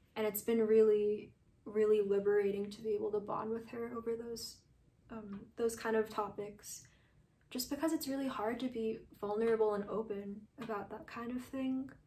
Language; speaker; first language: English; native; English